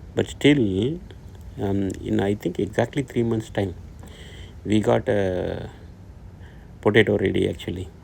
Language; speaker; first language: English; non-native, local second language; Tamil